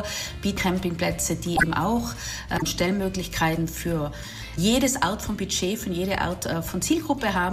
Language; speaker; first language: German; native; German